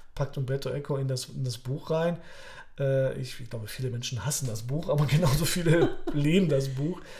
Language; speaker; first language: German; early bilingual, other home language; Polish